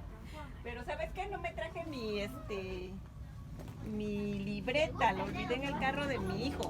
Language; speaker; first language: Spanish; native; Spanish